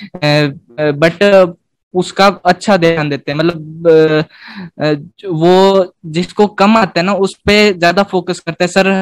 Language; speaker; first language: Hindi; native; Hindi